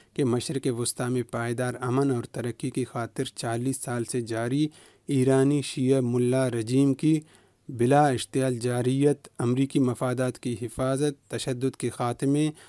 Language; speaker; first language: Urdu; non-native, local second language; Baluchi